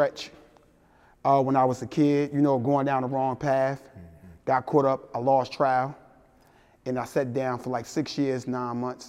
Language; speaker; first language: English; native; English